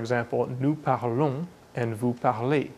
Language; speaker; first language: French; non-native, fluent; English